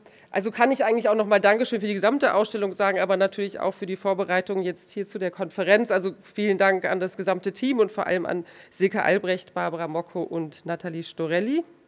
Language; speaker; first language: German; native; German